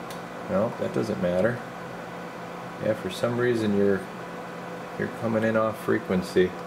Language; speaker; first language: English; native; English